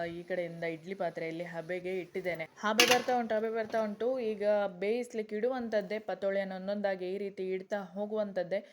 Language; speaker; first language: Kannada; non-native, local second language; Konkani